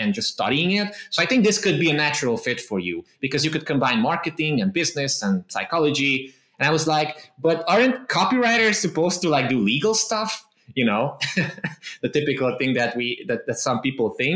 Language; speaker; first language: English; non-native, fluent; Romanian